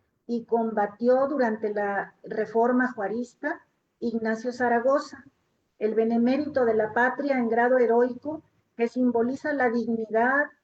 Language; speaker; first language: Spanish; native; Spanish